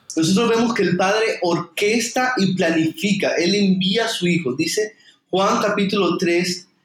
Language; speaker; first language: Spanish; native; Spanish